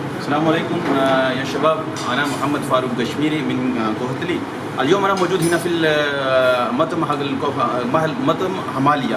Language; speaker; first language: Arabic; non-native, learner; Urdu